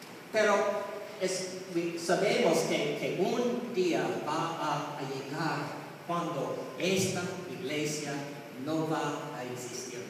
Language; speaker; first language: Spanish; non-native, learner; English